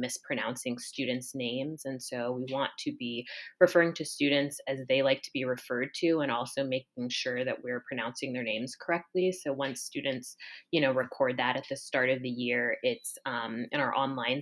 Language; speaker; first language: English; native; English